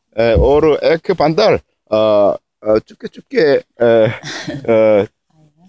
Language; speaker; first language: Hindi; non-native, learner; Korean